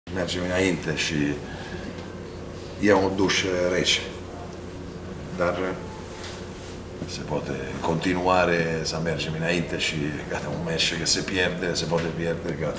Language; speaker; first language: Romanian; non-native, fluent; Italian